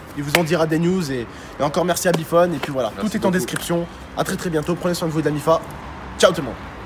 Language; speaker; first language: French; native; French